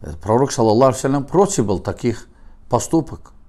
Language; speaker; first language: Russian; non-native, learner; Azerbaijani